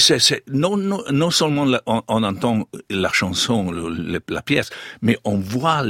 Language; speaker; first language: French; non-native, fluent; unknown